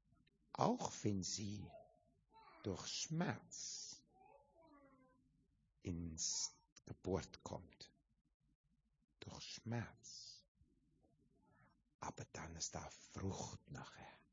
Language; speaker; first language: German; non-native, learner; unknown